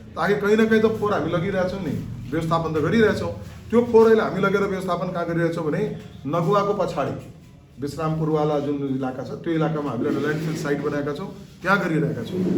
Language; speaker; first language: Nepali; non-native, local second language; Marwari